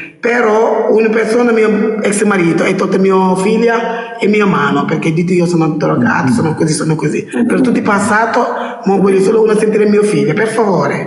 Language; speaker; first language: Italian; non-native, learner; Wolof